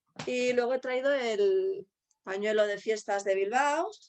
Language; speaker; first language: Spanish; non-native, local second language; Basque